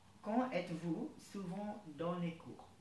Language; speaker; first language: French; non-native, fluent; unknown